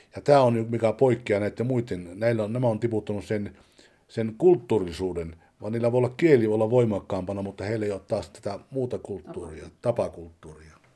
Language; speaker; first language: Finnish; native; Finnish